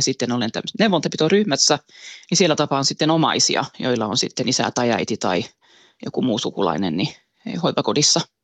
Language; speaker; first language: Finnish; early bilingual, heritage; Finnish